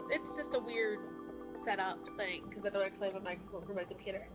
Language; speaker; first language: English; native; English